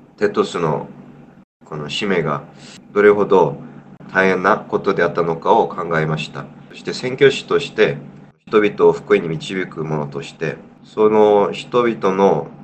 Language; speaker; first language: Japanese; non-native, fluent; Korean